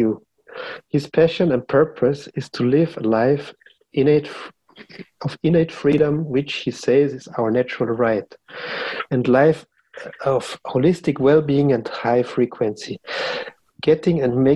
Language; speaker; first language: English; non-native, fluent; German